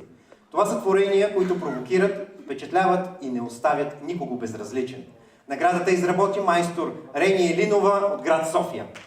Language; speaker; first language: Bulgarian; native; Bulgarian